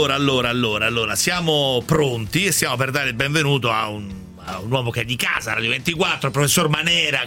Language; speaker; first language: Italian; native; Italian